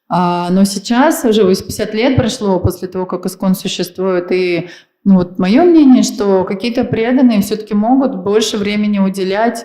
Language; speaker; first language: Russian; native; Russian